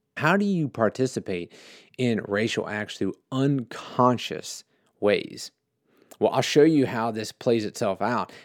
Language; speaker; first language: English; native; English